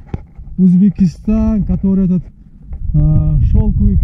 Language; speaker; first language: Russian; non-native, fluent; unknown